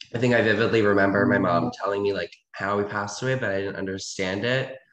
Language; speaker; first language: English; native; English